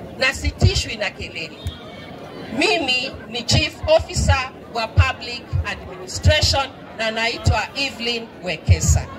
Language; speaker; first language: Swahili; non-native, local second language; Luyia